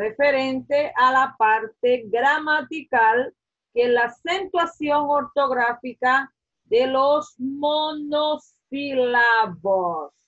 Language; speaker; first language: Spanish; non-native, fluent; Portuguese